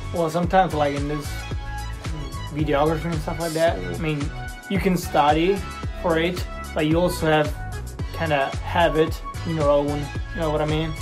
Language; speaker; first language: English; non-native, fluent; Italian